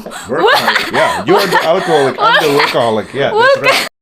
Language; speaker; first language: English; non-native, fluent; Dutch